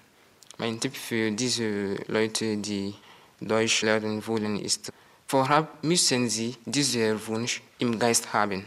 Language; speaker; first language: German; non-native, learner; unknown